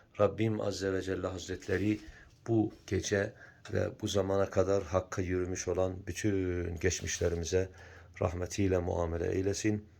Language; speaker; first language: Turkish; native; Turkish